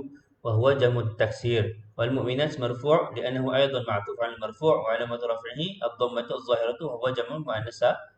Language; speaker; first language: Arabic; non-native, fluent; Malay